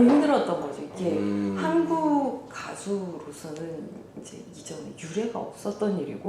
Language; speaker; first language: Korean; native; Korean